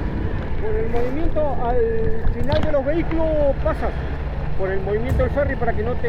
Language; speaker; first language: Spanish; native; Spanish